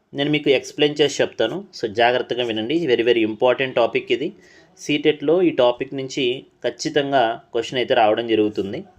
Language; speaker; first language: Telugu; non-native, local second language; Urdu